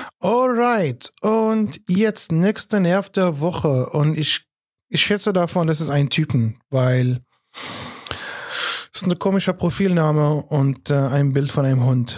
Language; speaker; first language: German; non-native, fluent; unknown